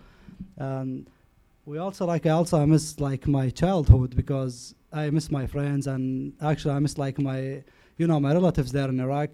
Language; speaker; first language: English; non-native, learner; Arabic